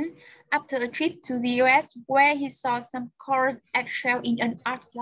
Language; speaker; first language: English; non-native, fluent; Vietnamese